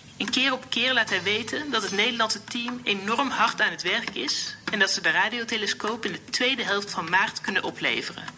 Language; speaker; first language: Dutch; native; Dutch